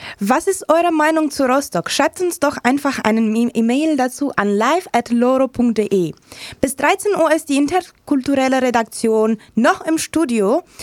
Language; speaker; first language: German; non-native, fluent; Romanian